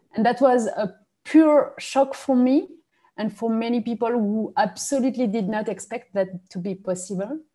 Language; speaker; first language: English; non-native, fluent; French